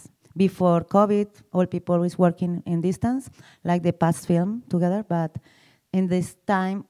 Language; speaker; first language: English; non-native, learner; Spanish